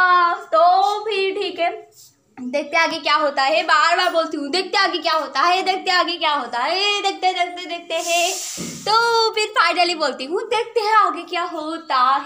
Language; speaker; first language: Hindi; non-native, local second language; Odia